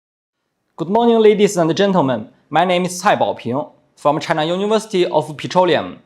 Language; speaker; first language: English; non-native, fluent; Chinese